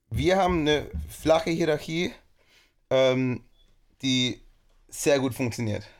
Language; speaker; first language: German; native; German